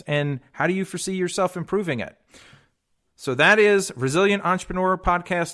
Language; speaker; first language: English; native; English